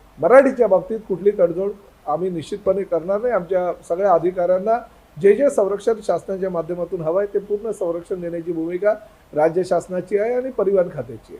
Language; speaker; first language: Marathi; native; Marathi